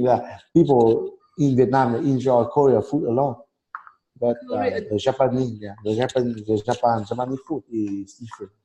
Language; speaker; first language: English; non-native, learner; Vietnamese